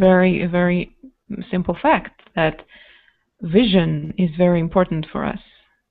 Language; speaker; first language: English; non-native, fluent; Russian